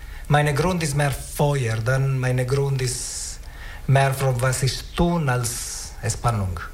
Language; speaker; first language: German; non-native, learner; Italian